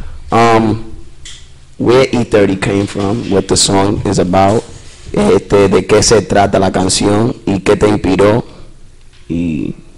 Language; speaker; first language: Spanish; early bilingual, heritage; Spanish